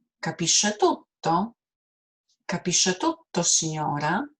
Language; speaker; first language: Italian; non-native, fluent; Polish